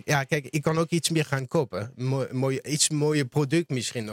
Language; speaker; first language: Dutch; non-native, learner; French